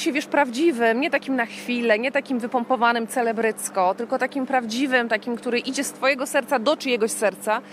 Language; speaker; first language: Polish; native; Polish